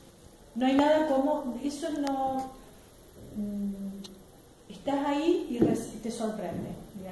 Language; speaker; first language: Spanish; native; Spanish